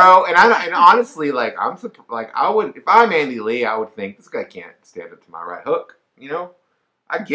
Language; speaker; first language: English; native; English